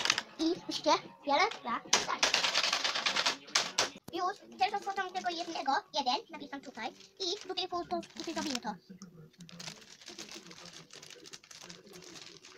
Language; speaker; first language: Polish; early bilingual, heritage; Polish